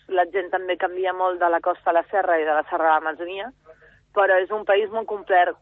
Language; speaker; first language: Catalan; early bilingual, other home language; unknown